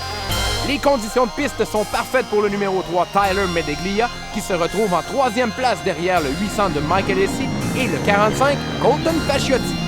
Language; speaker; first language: French; native; French